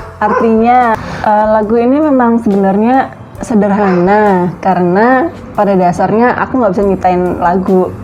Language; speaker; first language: Indonesian; native; Indonesian